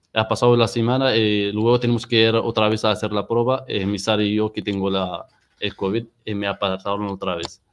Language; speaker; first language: Spanish; non-native, learner; Arabic